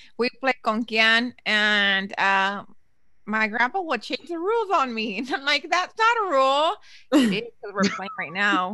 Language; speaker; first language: English; early bilingual, other home language; Spanish